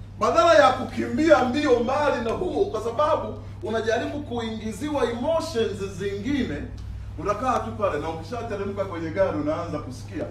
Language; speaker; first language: Swahili; non-native, local second language; Sukuma